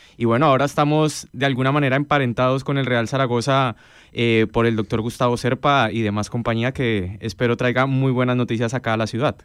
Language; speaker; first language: Spanish; native; Spanish